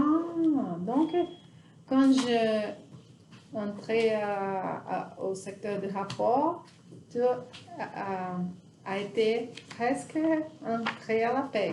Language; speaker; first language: French; non-native, learner; Portuguese